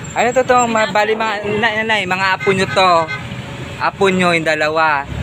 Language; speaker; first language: Filipino; native; Filipino